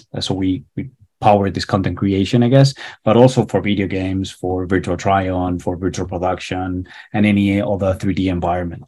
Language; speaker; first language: English; non-native, fluent; Spanish